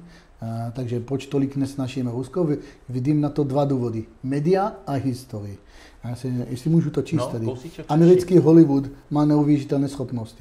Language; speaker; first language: Czech; non-native, fluent; Hebrew